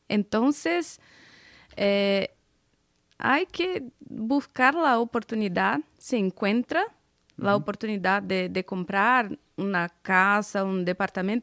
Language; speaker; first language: Spanish; non-native, fluent; Portuguese